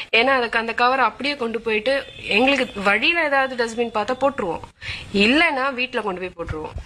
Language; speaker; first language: Tamil; non-native, local second language; Malayalam